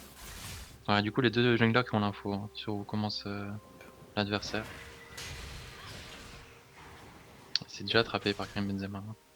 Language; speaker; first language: French; native; French